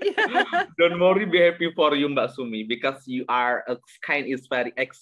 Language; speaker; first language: English; non-native, learner; Indonesian